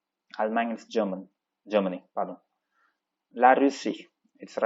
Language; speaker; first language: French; non-native, fluent; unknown